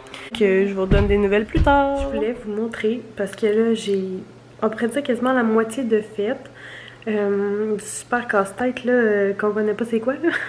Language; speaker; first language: French; native; French